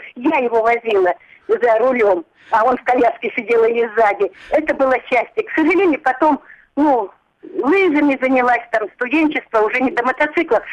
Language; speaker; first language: Russian; native; Russian